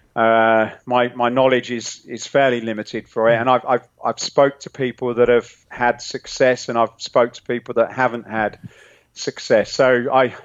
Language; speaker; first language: English; native; English